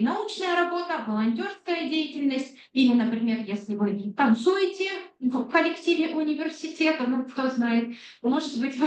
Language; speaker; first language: Russian; non-native, fluent; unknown